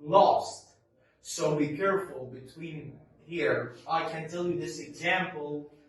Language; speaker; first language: English; non-native, fluent; Arabic